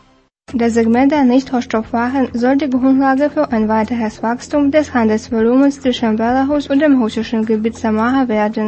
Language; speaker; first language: German; non-native, fluent; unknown